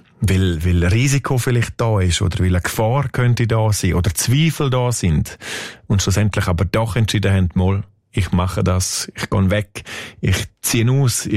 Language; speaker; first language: German; native; German